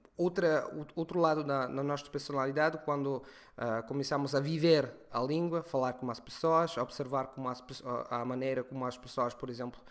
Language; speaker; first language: Portuguese; non-native, fluent; Italian